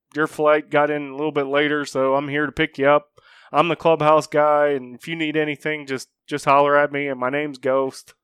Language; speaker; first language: English; native; English